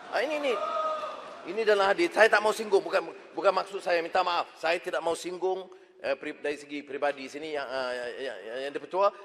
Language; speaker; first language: Malay; native; Malay